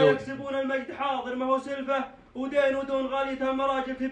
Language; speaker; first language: Arabic; native; Arabic